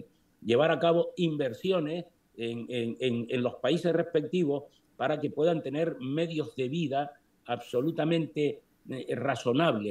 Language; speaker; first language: Spanish; native; Spanish